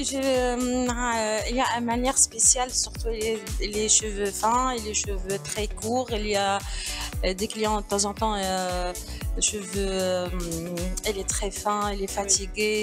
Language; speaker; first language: French; non-native, local second language; Arabic